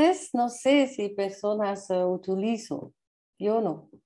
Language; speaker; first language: Spanish; non-native, learner; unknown